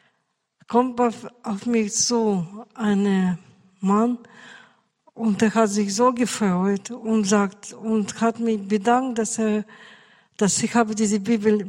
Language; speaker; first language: German; non-native, local second language; Russian